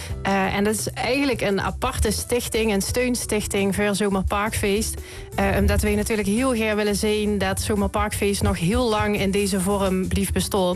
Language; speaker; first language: Dutch; native; Dutch